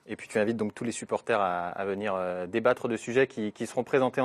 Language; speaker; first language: French; native; French